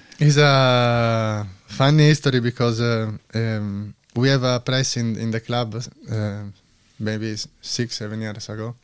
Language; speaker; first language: English; non-native, learner; Italian